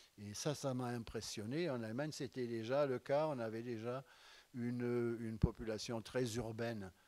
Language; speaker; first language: French; non-native, fluent; German